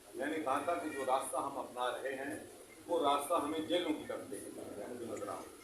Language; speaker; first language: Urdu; non-native, local second language; Punjabi